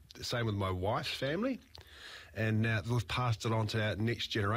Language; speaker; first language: English; native; English